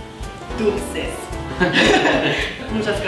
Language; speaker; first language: Spanish; non-native, learner; English